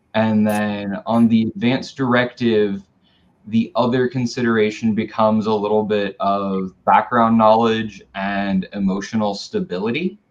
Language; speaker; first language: English; native; English